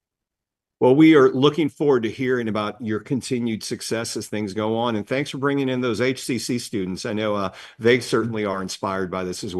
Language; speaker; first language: English; native; English